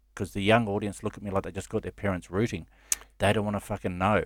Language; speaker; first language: English; native; English